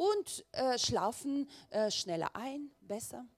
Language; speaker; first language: German; non-native, learner; Russian